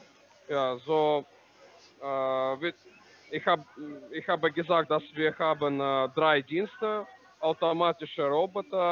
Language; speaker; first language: German; non-native, learner; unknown